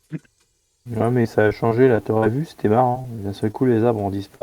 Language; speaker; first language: French; native; French